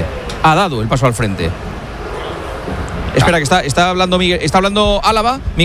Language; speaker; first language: Spanish; native; Spanish